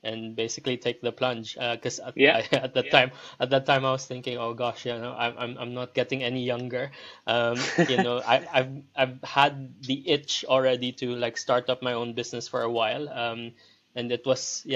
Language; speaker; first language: English; non-native, local second language; Filipino